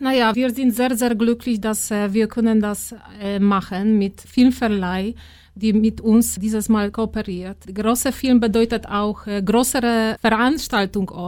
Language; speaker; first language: German; non-native, fluent; Polish